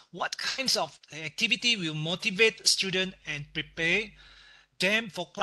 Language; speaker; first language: English; non-native, local second language; Malay